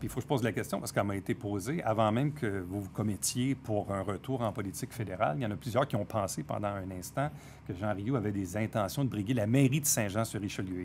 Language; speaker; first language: French; native; French